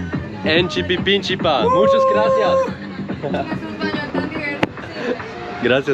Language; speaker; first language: Spanish; non-native, learner; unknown